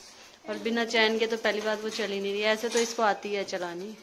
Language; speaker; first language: Hindi; native; Hindi